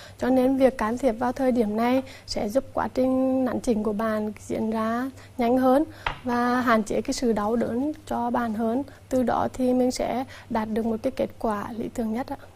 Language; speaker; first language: Vietnamese; native; Vietnamese